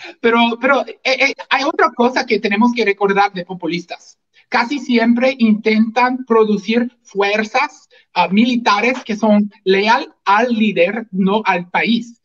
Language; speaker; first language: Spanish; non-native, fluent; English